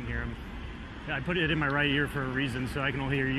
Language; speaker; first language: English; native; English